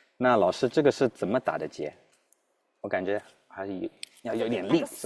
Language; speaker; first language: Chinese; non-native, fluent; English